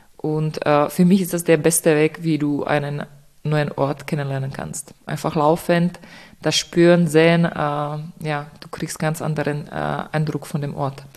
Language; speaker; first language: German; non-native, fluent; Czech